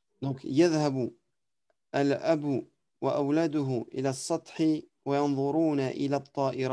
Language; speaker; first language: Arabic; non-native, fluent; French